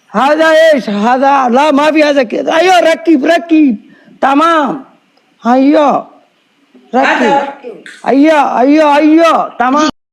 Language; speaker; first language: Arabic; non-native, learner; Bangla